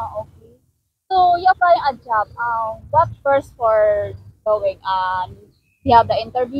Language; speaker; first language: English; non-native, learner; Cebuano